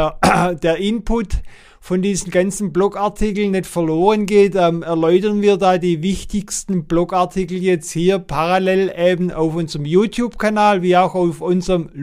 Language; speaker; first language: German; native; German